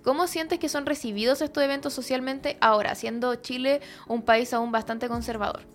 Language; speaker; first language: Spanish; native; Spanish